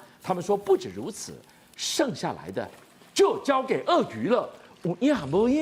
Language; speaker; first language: Chinese; native; Chinese